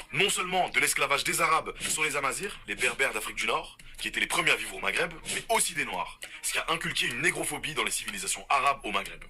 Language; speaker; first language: French; native; French